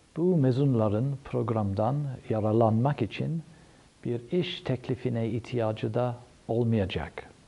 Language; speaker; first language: Turkish; non-native, fluent; English